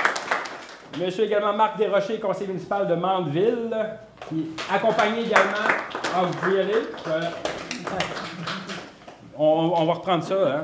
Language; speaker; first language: French; native; French